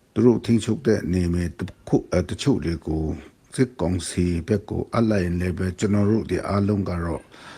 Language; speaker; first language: Burmese; non-native, local second language; Kachin